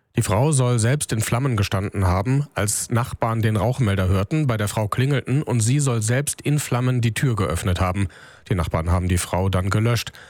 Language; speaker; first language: German; native; German